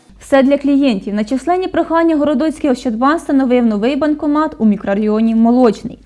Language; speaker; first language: Ukrainian; native; Ukrainian